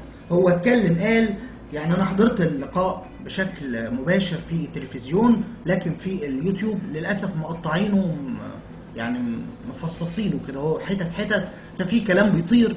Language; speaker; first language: Arabic; native; Arabic